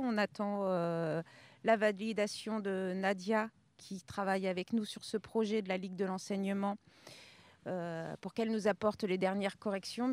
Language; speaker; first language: French; native; French